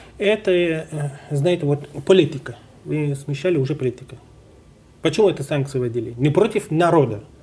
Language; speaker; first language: Russian; non-native, fluent; Persian